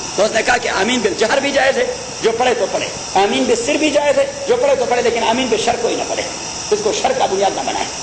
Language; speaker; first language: Urdu; non-native, local second language; Pashto